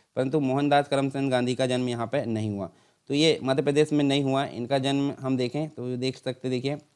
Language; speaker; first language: Hindi; native; Hindi